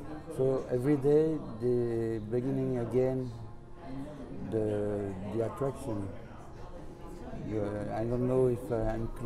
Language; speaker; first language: English; non-native, learner; French